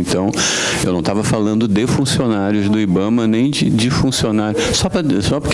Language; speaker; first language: Portuguese; native; Portuguese